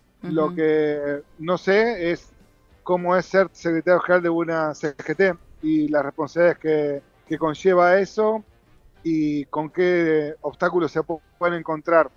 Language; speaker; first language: Spanish; native; Spanish